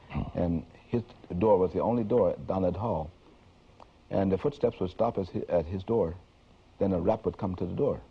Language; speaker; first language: English; native; English